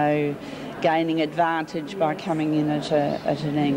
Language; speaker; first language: English; native; English